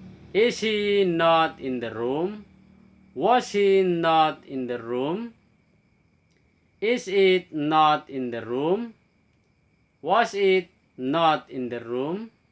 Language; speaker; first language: English; non-native, fluent; Indonesian